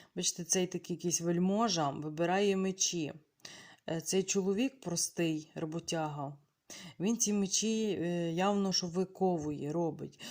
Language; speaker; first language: Ukrainian; native; Ukrainian